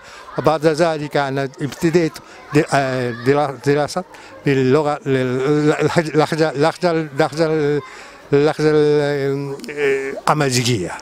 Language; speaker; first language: Arabic; non-native, learner; Japanese